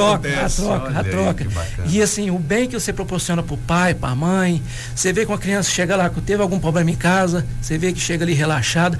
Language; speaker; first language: Portuguese; native; Portuguese